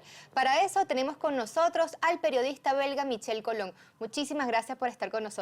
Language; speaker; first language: Spanish; native; Spanish